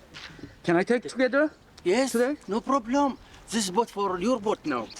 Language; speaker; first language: English; non-native, learner; Urdu